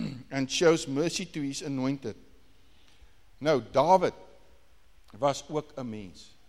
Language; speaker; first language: English; non-native, local second language; Afrikaans